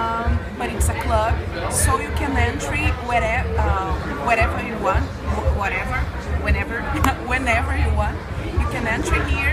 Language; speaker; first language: English; non-native, fluent; Portuguese